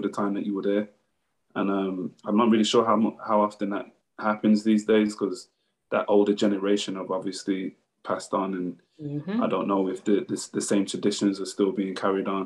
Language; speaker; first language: English; native; English